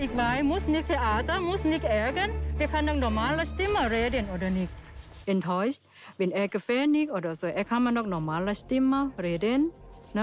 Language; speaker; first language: German; non-native, learner; Thai